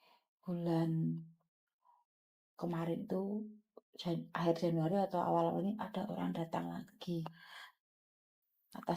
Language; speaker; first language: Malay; non-native, local second language; Javanese